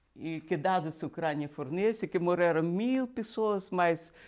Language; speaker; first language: Portuguese; non-native, fluent; Russian